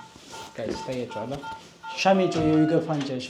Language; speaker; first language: Chinese; non-native, fluent; Amharic